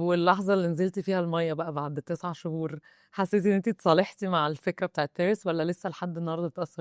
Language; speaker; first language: Arabic; native; Arabic